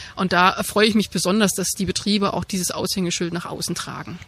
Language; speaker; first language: German; native; German